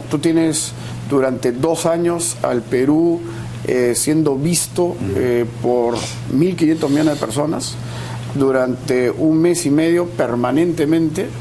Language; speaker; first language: Spanish; native; Spanish